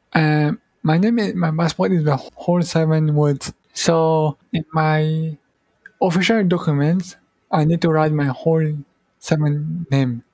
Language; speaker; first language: English; non-native, fluent; Morisyen